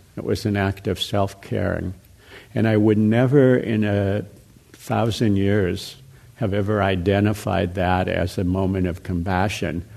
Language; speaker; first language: English; native; English